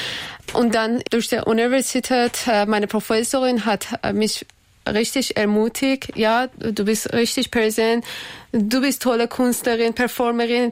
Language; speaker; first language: German; non-native, learner; Persian